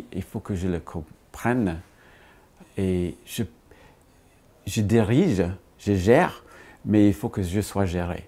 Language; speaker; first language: French; non-native, fluent; English